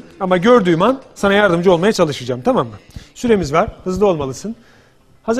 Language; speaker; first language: Turkish; native; Turkish